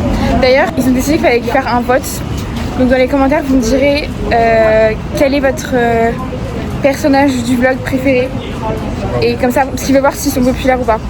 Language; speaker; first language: French; native; French